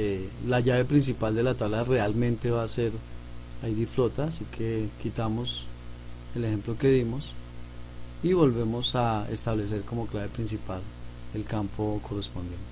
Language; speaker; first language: Spanish; native; Spanish